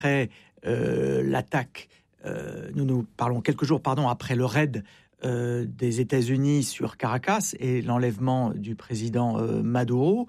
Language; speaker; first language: French; native; French